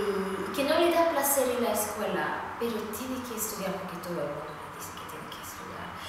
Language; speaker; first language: Spanish; non-native, fluent; Swedish